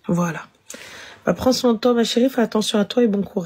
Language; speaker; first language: French; native; French